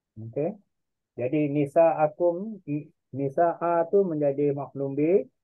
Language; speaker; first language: Malay; native; Malay